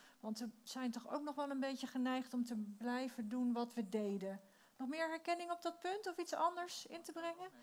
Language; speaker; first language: Dutch; native; Dutch